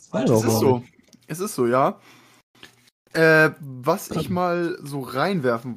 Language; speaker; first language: German; native; German